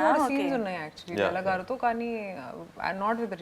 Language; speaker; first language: Telugu; non-native, fluent; Hindi